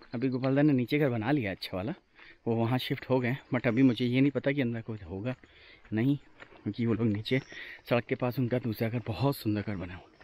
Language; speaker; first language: Hindi; native; Hindi